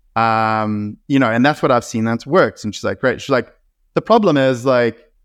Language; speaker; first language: English; native; English